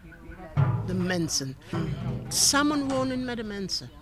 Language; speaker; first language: Dutch; non-native, local second language; Papiamento